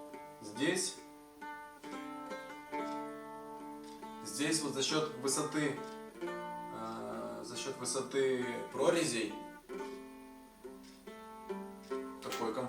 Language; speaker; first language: Russian; native; Russian